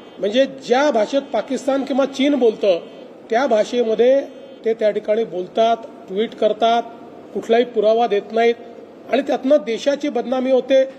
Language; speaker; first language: Marathi; native; Marathi